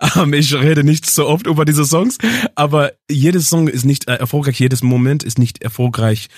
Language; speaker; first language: German; non-native, learner; English